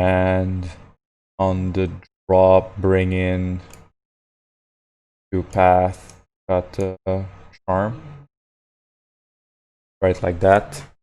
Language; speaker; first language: English; non-native, fluent; French